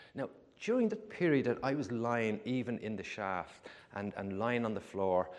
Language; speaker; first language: English; native; English